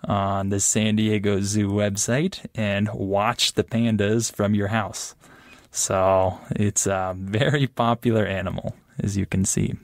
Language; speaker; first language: English; native; English